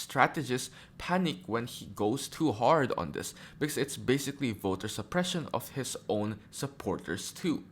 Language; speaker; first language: English; native; English